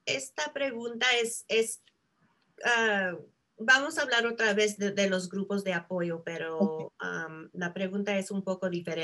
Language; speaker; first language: Spanish; early bilingual, heritage; Spanish